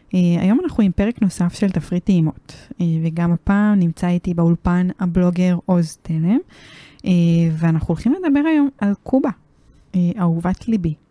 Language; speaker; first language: Hebrew; early bilingual, other home language; Arabic